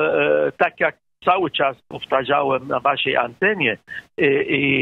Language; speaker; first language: Polish; non-native, fluent; Arabic